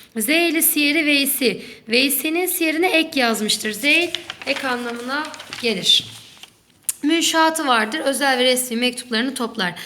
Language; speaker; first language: Turkish; native; Turkish